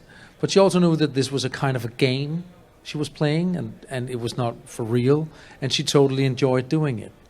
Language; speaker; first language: English; non-native, fluent; Danish